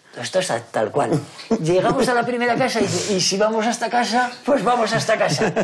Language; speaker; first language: Spanish; native; Spanish